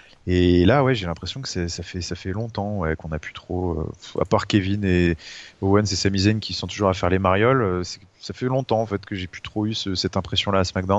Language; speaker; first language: French; native; French